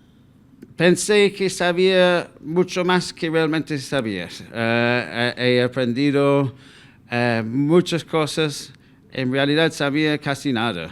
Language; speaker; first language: Spanish; non-native, fluent; English